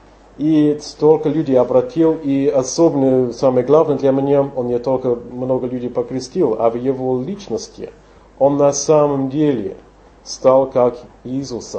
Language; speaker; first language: Russian; non-native, fluent; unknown